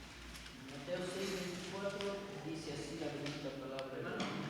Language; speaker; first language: Spanish; native; Spanish